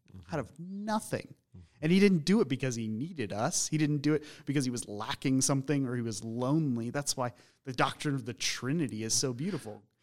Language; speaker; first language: English; native; English